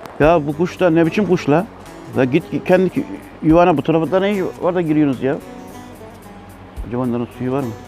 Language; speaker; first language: Turkish; native; Turkish